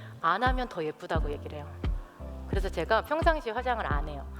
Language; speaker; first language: Korean; native; Korean